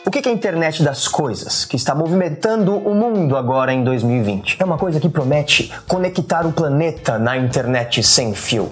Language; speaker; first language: Portuguese; native; Portuguese